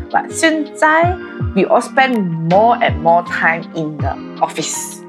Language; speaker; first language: English; non-native, local second language; Chinese